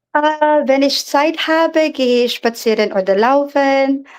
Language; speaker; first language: German; non-native, learner; Filipino